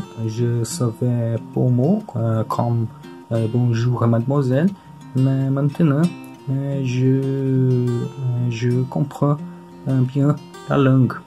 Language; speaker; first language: French; non-native, learner; Portuguese